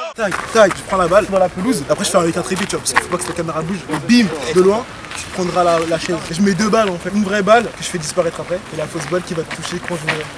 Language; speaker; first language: French; native; French